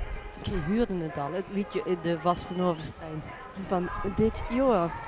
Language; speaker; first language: Dutch; native; Dutch